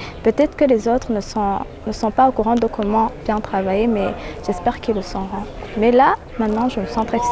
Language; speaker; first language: French; non-native, local second language; Rundi